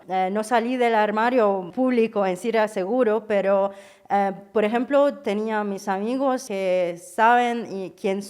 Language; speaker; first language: Spanish; non-native, fluent; Arabic